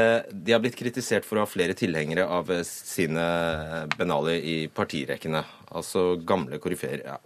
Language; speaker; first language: Norwegian; native; Norwegian